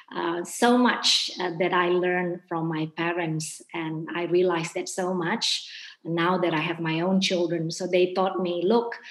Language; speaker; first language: English; non-native, fluent; Indonesian